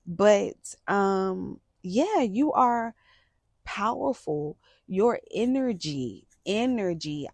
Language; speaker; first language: English; native; English